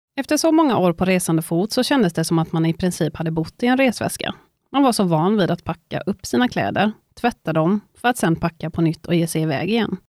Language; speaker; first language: Swedish; native; Swedish